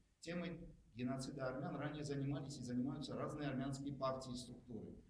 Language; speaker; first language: Russian; non-native, local second language; Armenian